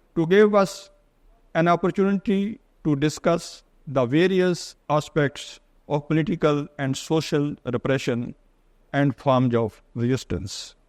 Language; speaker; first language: English; non-native, local second language; Punjabi